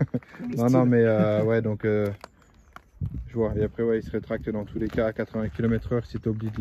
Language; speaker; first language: French; native; French